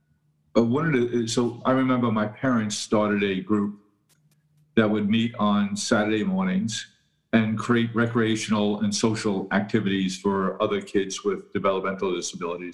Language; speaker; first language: English; native; English